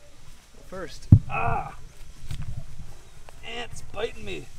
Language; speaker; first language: English; native; English